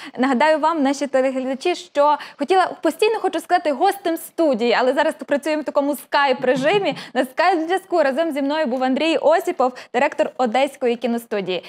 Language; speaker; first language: Ukrainian; native; Ukrainian